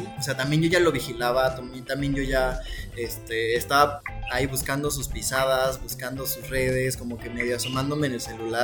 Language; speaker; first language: Spanish; native; Spanish